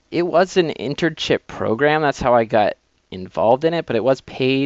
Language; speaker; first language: English; native; English